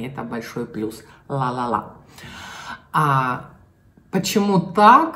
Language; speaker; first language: Russian; native; Russian